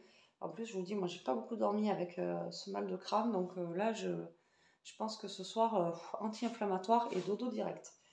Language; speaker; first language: French; native; French